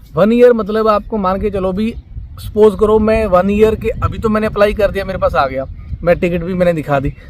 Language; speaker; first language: Hindi; non-native, local second language; Punjabi